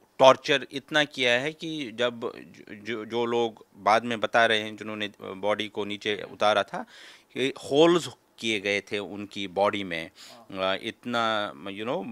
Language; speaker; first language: Hindi; non-native, local second language; Kashmiri